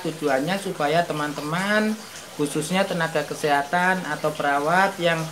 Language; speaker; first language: Indonesian; native; Indonesian